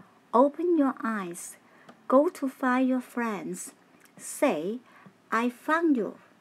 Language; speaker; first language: English; non-native, local second language; Cantonese